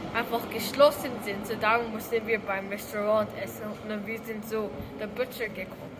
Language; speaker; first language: German; non-native, learner; English